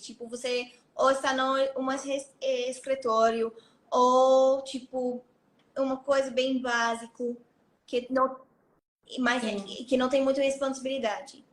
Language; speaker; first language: Portuguese; non-native, fluent; Hebrew